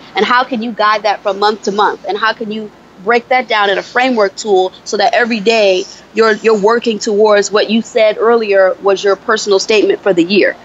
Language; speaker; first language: English; native; English